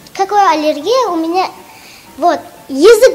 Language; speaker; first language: Russian; non-native, local second language; Tajik